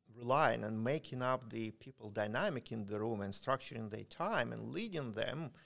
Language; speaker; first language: English; non-native, fluent; Ukrainian